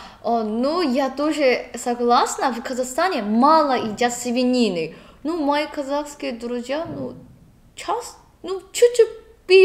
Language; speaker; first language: Russian; non-native, learner; Korean